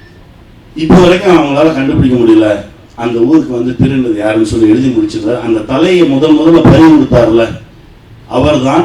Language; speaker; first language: Tamil; native; Tamil